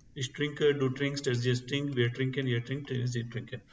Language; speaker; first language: German; non-native, fluent; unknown